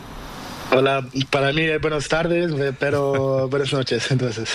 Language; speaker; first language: Spanish; non-native, learner; Portuguese